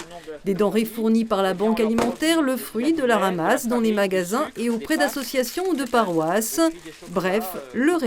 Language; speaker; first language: French; native; French